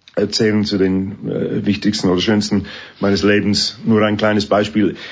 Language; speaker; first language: German; non-native, fluent; English